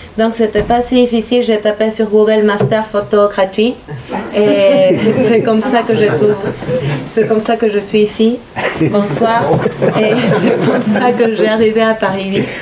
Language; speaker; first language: French; non-native, fluent; Spanish